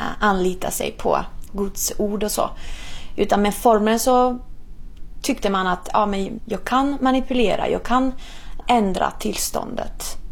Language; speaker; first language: Swedish; non-native, fluent; Italian